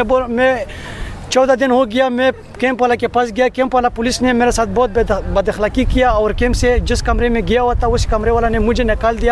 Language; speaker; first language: Hindi; non-native, fluent; Pashto